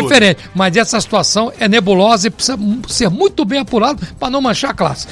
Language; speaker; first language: Portuguese; native; Portuguese